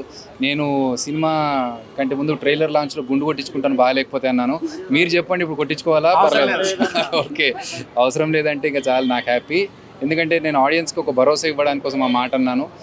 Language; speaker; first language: Telugu; native; Telugu